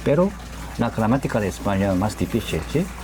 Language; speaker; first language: Spanish; non-native, learner; Korean